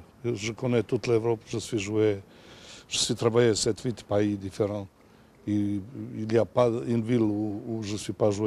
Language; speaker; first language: French; non-native, fluent; Serbian